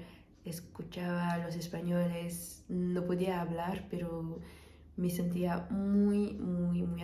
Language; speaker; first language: Spanish; non-native, fluent; French